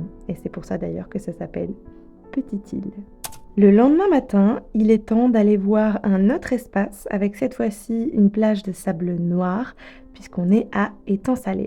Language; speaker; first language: French; native; French